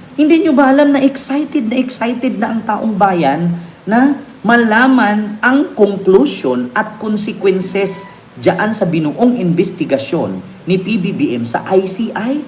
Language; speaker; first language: Filipino; non-native, local second language; Cebuano